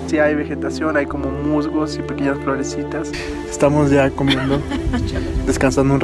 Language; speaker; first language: Spanish; native; Spanish